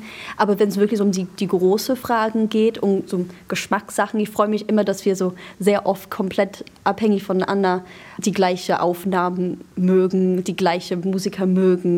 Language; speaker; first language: German; non-native, fluent; English